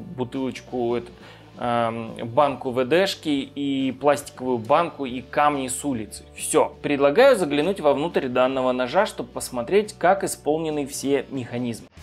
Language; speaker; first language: Russian; native; Russian